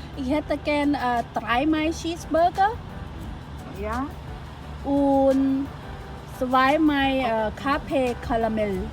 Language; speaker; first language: German; non-native, learner; Thai